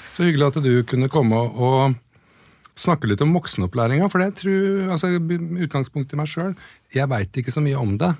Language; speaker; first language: Norwegian; native; Norwegian